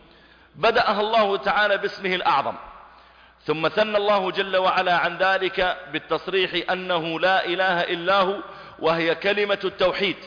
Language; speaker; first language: Arabic; native; Arabic